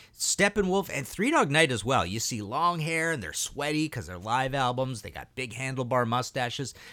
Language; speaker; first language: English; early bilingual, other home language; Russian